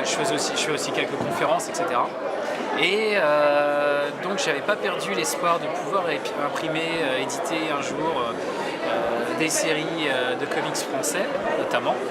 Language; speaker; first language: French; native; French